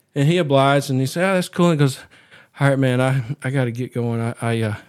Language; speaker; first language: English; native; English